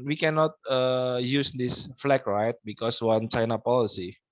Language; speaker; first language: English; non-native, local second language; Indonesian